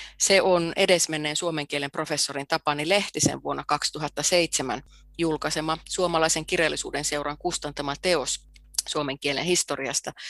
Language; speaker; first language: Finnish; native; Finnish